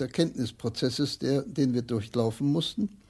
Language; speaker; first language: German; native; German